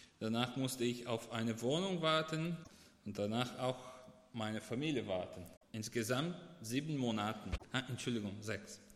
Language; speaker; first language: German; non-native, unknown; Portuguese